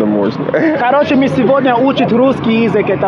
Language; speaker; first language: Russian; non-native, learner; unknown